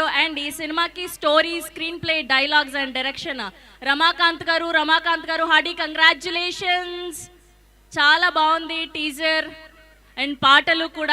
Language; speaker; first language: Telugu; native; Telugu